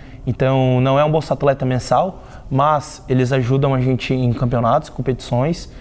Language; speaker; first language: Portuguese; native; Portuguese